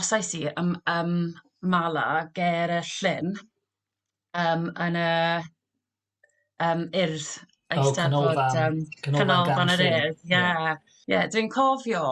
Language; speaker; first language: Welsh; non-native, local second language; English